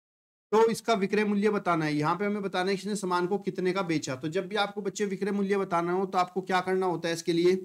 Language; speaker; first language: Hindi; native; Hindi